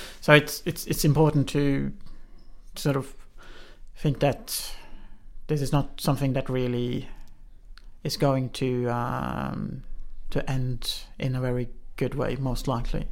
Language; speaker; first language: English; non-native, fluent; Norwegian